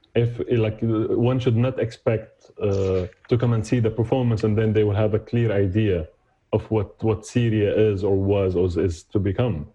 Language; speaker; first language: English; non-native, fluent; Arabic